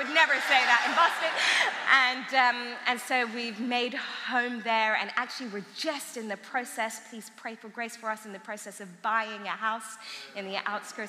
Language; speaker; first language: English; early bilingual, other home language; Armenian